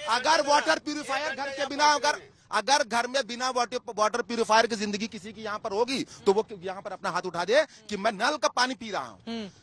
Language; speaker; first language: Hindi; native; Hindi